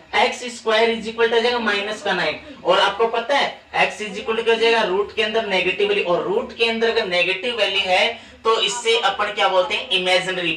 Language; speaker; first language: Hindi; native; Hindi